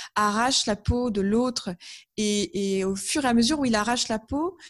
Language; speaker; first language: French; native; French